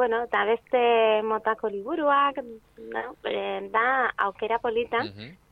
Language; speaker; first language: Basque; non-native, fluent; Spanish